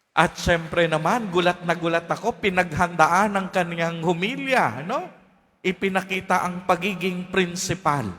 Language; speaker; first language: Filipino; native; Filipino